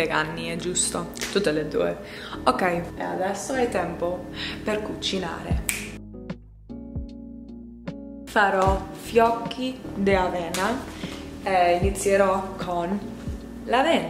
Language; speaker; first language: Italian; non-native, learner; English